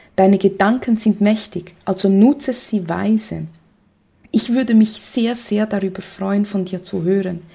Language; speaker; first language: German; non-native, fluent; Portuguese